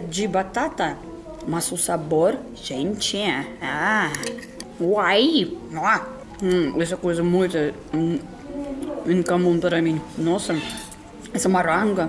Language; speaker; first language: Portuguese; non-native, fluent; Russian